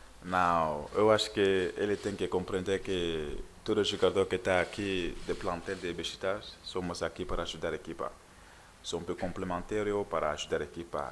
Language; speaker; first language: Portuguese; non-native, learner; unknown